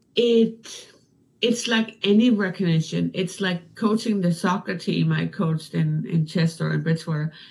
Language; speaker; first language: English; non-native, fluent; Danish